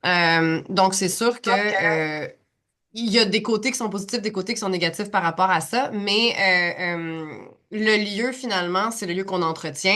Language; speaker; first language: French; native; French